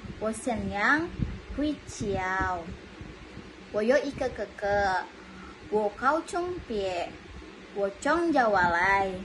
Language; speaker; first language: Chinese; non-native, learner; Indonesian